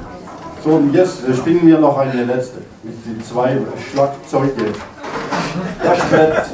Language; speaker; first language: German; non-native, learner; French